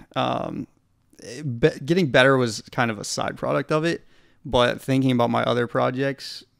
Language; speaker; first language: English; native; English